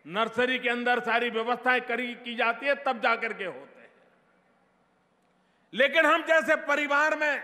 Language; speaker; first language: Hindi; non-native, local second language; Gujarati